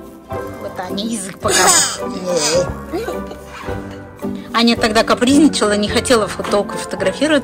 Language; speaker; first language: Russian; native; Russian